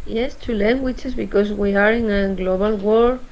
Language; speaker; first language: English; non-native, learner; Spanish